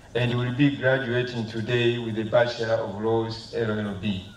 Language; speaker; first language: English; non-native, local second language; Swahili